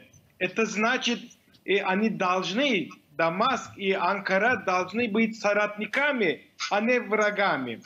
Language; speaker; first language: Russian; non-native, fluent; Turkish